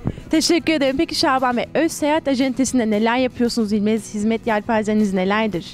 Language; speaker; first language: Turkish; native; Turkish